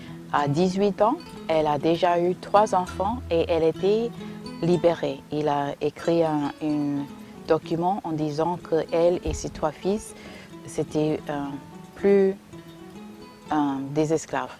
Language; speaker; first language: French; non-native, fluent; English